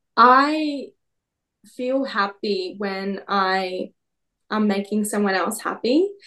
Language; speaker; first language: English; native; English